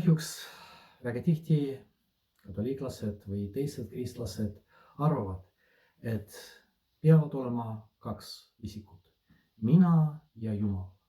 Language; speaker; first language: Estonian; non-native, fluent; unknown